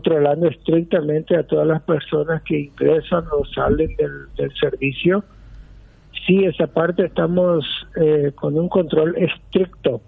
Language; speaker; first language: Spanish; native; Spanish